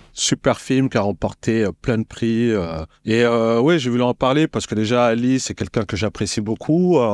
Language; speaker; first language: French; native; French